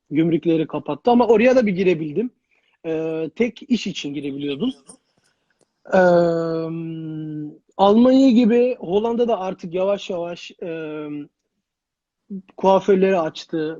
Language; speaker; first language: Turkish; early bilingual, heritage; Turkish